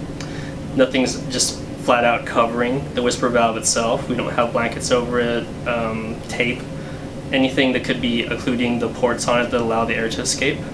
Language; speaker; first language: English; native; English